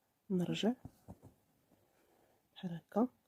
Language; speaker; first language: Arabic; native; Arabic